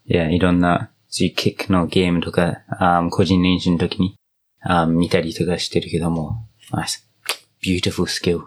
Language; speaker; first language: Japanese; non-native, fluent; English